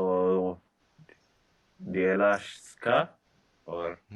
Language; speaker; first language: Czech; non-native, learner; English